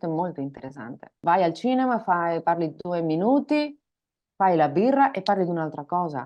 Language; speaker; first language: Italian; non-native, learner; Spanish